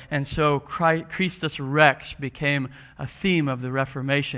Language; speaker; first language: English; native; English